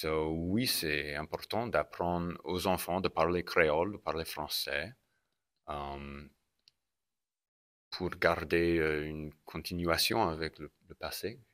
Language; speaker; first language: French; non-native, local second language; English